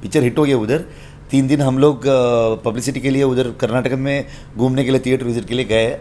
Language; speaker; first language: Hindi; non-native, local second language; Kannada